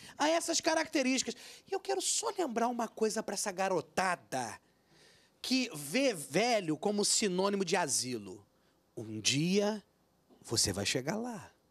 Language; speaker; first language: Portuguese; native; Portuguese